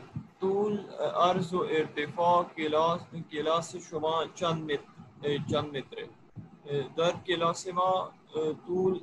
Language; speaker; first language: Persian; non-native, learner; Urdu